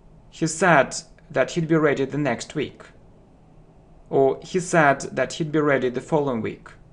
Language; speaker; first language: English; non-native, fluent; Russian